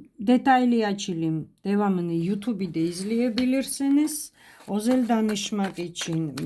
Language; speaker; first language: Turkish; non-native, fluent; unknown